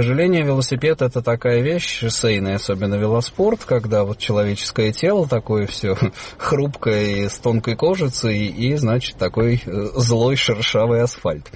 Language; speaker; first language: Russian; native; Russian